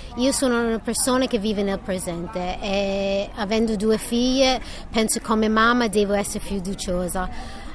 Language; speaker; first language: Italian; non-native, fluent; English